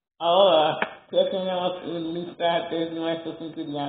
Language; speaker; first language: Spanish; non-native, learner; English